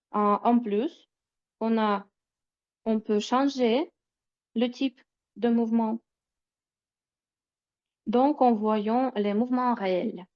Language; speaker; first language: French; non-native, fluent; Russian